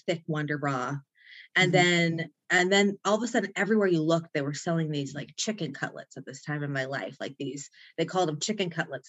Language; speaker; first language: English; native; English